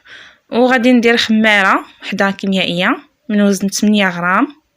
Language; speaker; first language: Arabic; native; Arabic